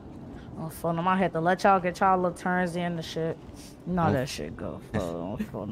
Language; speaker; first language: English; native; English